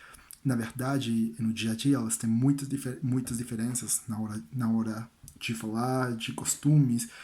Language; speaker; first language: Portuguese; non-native, learner; Spanish